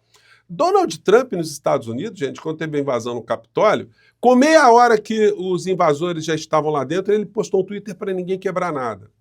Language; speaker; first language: Portuguese; native; Portuguese